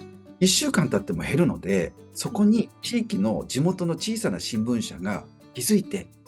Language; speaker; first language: Japanese; native; Japanese